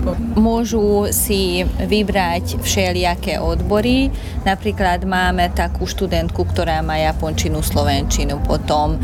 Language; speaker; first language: Slovak; non-native, local second language; Hungarian